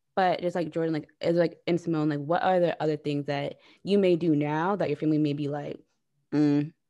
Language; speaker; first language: English; native; English